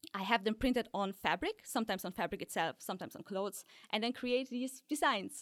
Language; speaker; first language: English; early bilingual, other home language; Polish